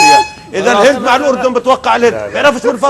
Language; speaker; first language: Arabic; native; Arabic